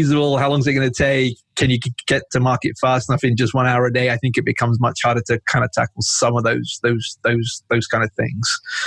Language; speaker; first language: English; native; English